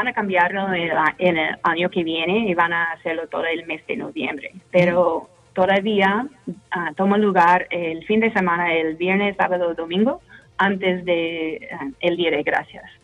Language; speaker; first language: Spanish; non-native, fluent; English